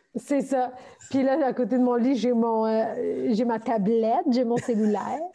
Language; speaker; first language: French; early bilingual, other home language; Turkish